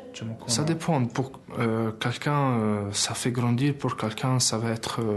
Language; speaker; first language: French; early bilingual, other home language; Albanian